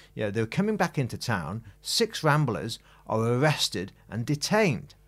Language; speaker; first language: English; native; English